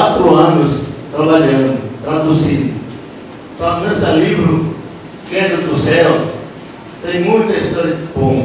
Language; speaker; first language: Portuguese; non-native, local second language; Yanomámi